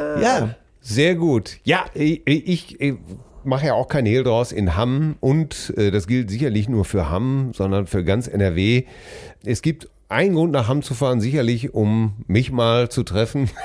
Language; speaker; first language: German; native; German